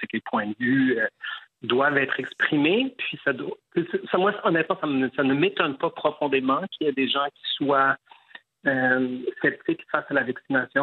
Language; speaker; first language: French; native; French